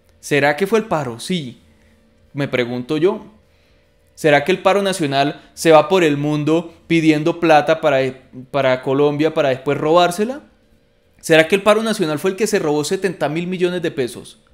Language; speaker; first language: Spanish; native; Spanish